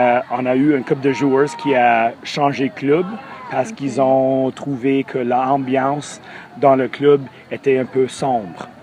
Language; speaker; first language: French; non-native, fluent; English